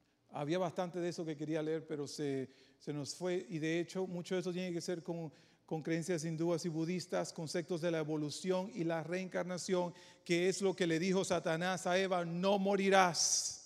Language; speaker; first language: Spanish; native; Spanish